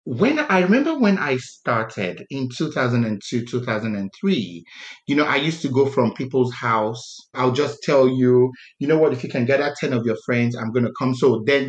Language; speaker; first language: English; non-native, local second language; Yoruba